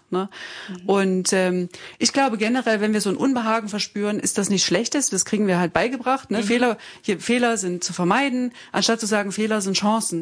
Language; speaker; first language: German; native; German